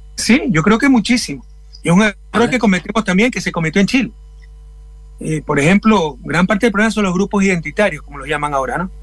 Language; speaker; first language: Spanish; native; Spanish